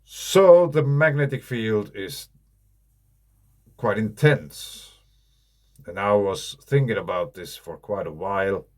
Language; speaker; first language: English; non-native, fluent; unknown